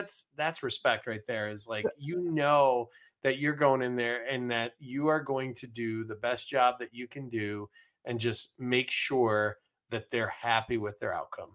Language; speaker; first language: English; native; English